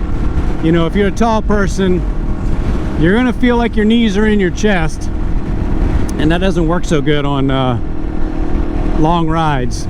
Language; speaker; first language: English; native; English